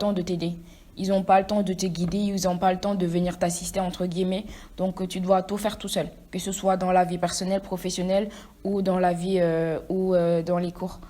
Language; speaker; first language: French; non-native, local second language; Wolof